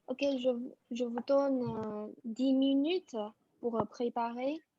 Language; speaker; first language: French; non-native, fluent; Chinese